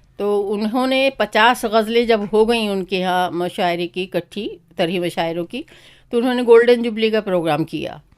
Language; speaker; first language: Urdu; native; Urdu